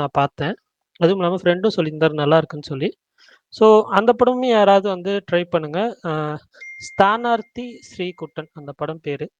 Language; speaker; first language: Tamil; native; Tamil